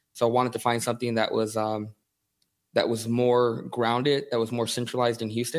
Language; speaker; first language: English; native; English